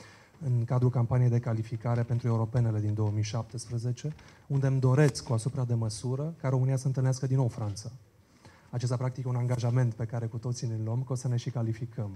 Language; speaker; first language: Romanian; native; Romanian